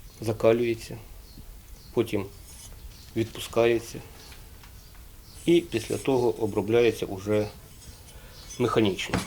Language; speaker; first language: Ukrainian; native; Ukrainian